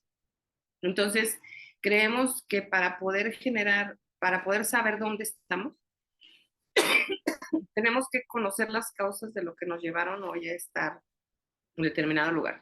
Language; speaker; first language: Spanish; native; Spanish